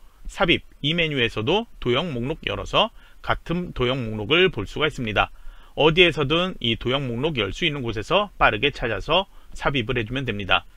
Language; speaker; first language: Korean; native; Korean